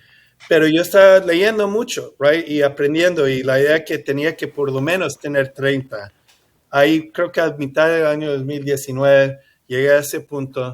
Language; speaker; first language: Spanish; early bilingual, heritage; English